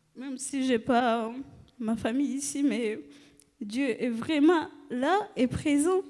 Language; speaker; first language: French; non-native, fluent; Kinyarwanda